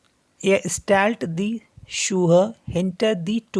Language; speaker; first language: German; non-native, learner; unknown